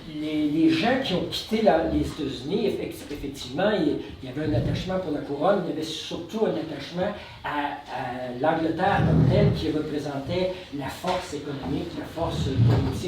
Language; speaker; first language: French; native; French